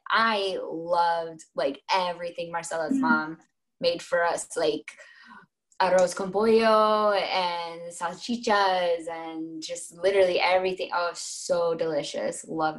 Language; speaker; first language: English; native; English